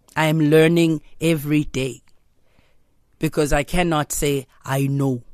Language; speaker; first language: English; non-native, local second language; Zulu